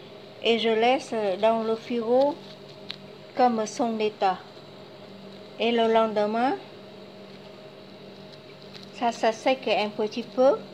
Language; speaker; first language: French; non-native, fluent; Vietnamese